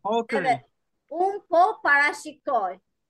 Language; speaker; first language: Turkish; non-native, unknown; Albanian